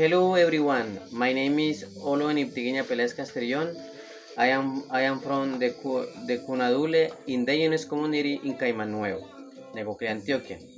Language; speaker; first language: English; non-native, learner; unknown